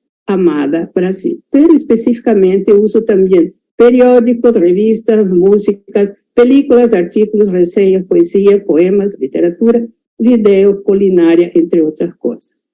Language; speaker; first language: Spanish; non-native, fluent; Portuguese